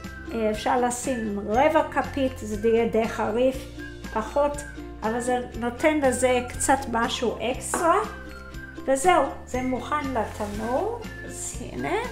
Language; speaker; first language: Hebrew; non-native, fluent; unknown